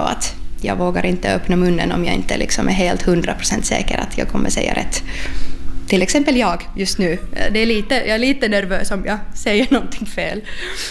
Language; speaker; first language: Swedish; non-native, local second language; Finnish